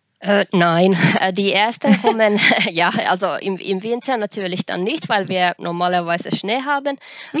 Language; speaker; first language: German; non-native, fluent; Finnish